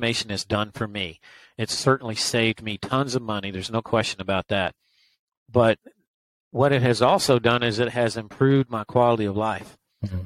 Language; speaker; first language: English; native; English